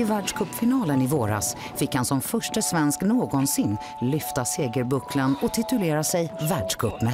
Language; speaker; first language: Swedish; native; Swedish